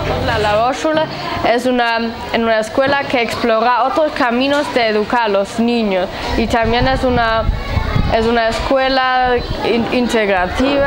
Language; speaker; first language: Spanish; non-native, fluent; German